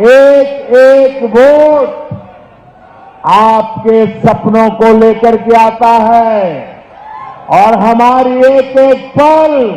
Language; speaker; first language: Hindi; non-native, local second language; Gujarati